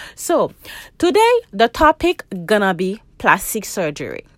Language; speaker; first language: English; non-native, fluent; Haitian Creole